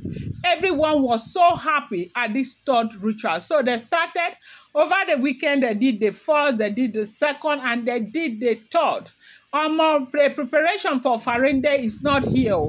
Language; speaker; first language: English; non-native, local second language; Yoruba